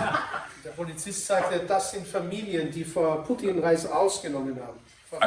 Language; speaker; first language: German; native; German